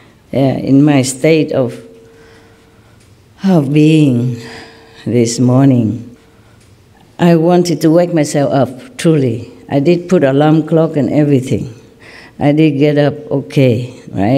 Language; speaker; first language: English; non-native, fluent; Vietnamese